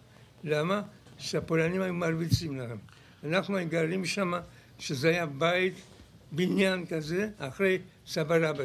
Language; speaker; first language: Hebrew; non-native, fluent; Polish